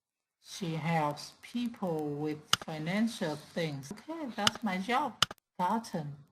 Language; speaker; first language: English; non-native, learner; Vietnamese